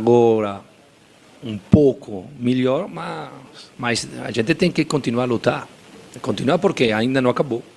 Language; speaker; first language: Portuguese; non-native, fluent; Spanish